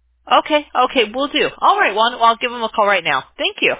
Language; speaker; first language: English; native; English